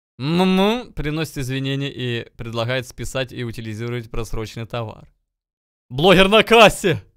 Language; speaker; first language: Russian; native; Russian